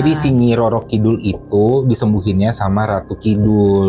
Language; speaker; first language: Indonesian; native; Indonesian